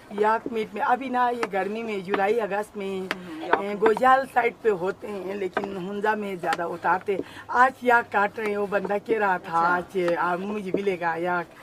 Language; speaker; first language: Urdu; non-native, local second language; Burmese